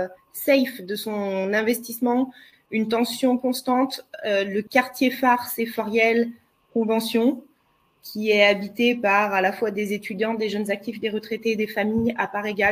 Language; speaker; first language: French; native; French